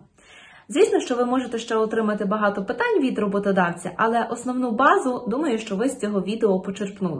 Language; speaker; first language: Ukrainian; native; Ukrainian